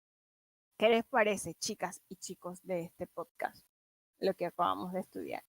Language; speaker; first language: Spanish; native; Spanish